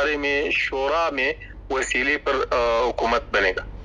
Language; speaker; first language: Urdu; non-native, learner; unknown